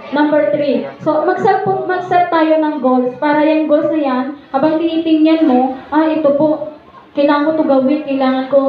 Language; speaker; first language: Filipino; native; Filipino